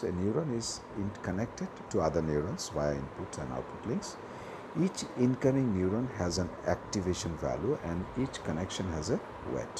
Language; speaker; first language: English; non-native, local second language; Bangla